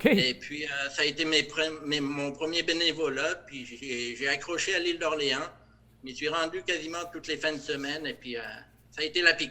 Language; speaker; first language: French; native; French